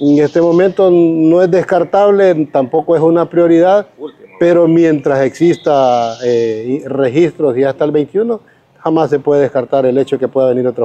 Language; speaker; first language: Spanish; native; Spanish